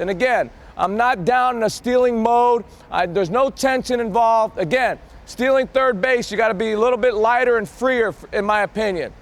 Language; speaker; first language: English; native; English